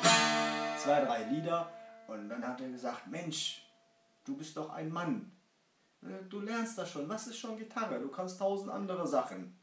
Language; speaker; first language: German; early bilingual, other home language; Kurdish